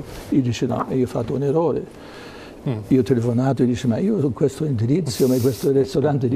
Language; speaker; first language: Italian; non-native, learner; German